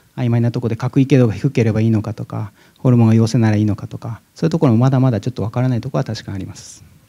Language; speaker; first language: Japanese; native; Japanese